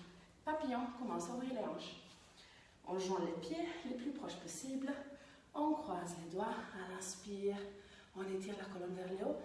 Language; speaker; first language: French; non-native, fluent; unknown